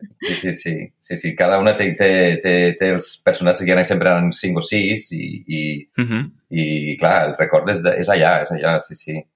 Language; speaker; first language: Catalan; non-native, fluent; Icelandic